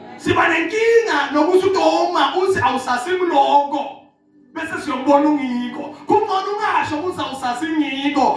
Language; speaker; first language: Zulu; non-native, local second language; Swati